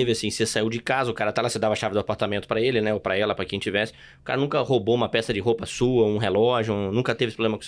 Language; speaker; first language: Portuguese; native; Portuguese